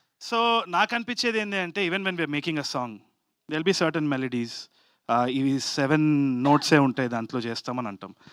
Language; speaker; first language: Telugu; native; Telugu